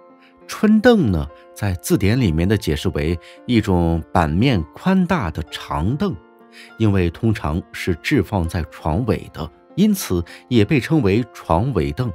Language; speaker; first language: Chinese; native; Chinese